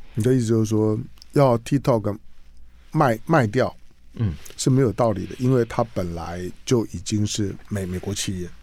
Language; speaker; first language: Chinese; native; Chinese